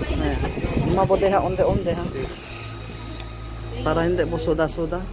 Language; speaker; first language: Filipino; non-native, local second language; Chavacano